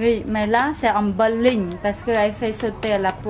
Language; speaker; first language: French; non-native, fluent; Khmer